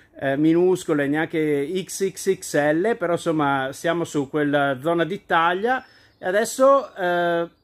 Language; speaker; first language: Italian; native; Italian